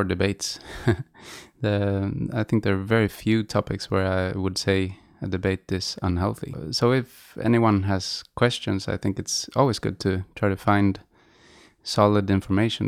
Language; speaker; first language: English; non-native, fluent; Swedish